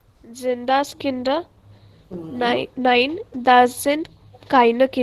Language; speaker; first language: German; non-native, learner; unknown